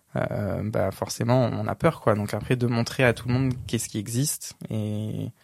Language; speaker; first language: French; native; French